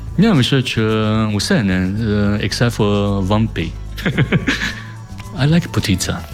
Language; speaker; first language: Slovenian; non-native, learner; Chinese